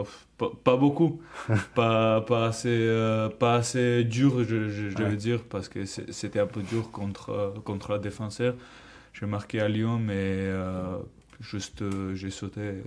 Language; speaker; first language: French; non-native, learner; Georgian